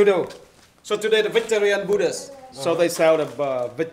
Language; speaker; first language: English; non-native, learner; Vietnamese